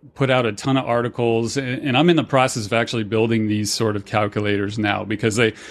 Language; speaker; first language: English; native; English